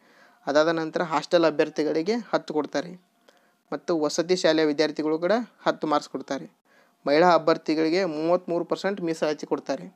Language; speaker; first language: Kannada; native; Kannada